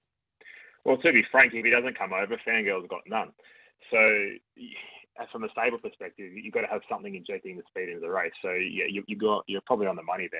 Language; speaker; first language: English; native; English